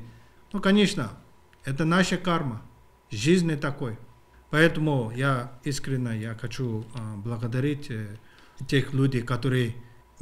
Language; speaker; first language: Russian; non-native, learner; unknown